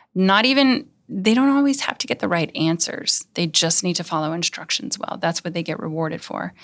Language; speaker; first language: English; native; English